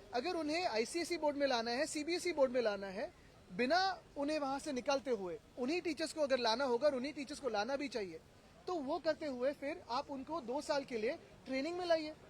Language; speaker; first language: Hindi; non-native, local second language; Marathi